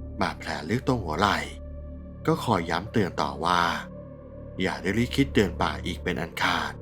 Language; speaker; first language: Thai; native; Thai